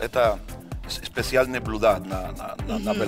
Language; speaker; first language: Russian; non-native, learner; Spanish